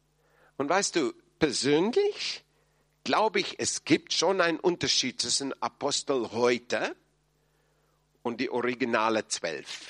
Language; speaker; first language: German; non-native, fluent; English